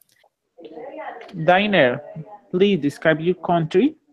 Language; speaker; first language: English; non-native, fluent; Spanish